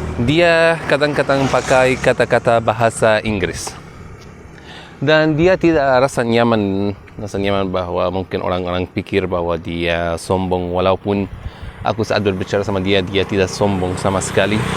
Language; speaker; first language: Indonesian; non-native, fluent; Arabic